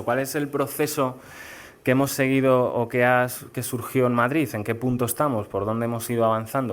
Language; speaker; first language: Spanish; native; Spanish